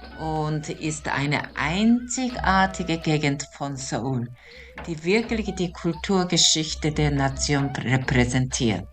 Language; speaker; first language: German; non-native, fluent; Korean